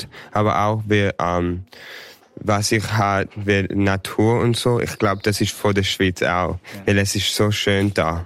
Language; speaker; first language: German; early bilingual, heritage; English